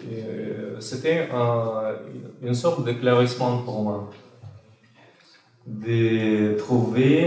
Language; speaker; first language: French; non-native, fluent; Russian